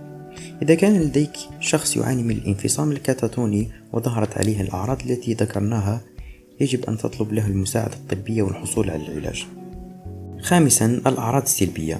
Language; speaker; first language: Arabic; native; Arabic